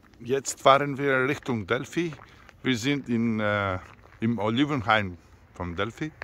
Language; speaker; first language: German; non-native, learner; French